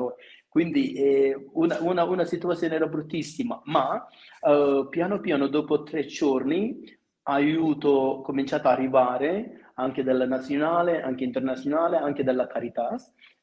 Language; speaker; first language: Italian; non-native, fluent; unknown